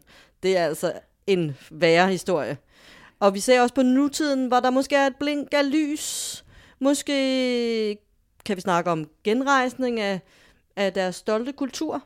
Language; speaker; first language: Danish; native; Danish